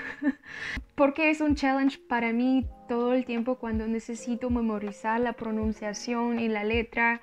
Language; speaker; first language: Spanish; non-native, learner; Russian